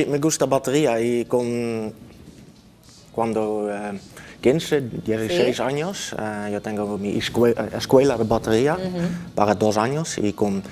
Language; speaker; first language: Spanish; non-native, learner; Dutch